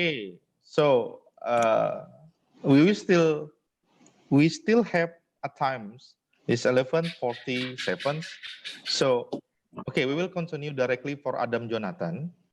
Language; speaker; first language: English; non-native, fluent; Indonesian